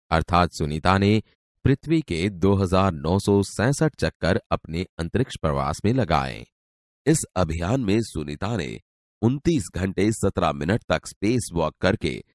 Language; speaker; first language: Hindi; non-native, local second language; Gujarati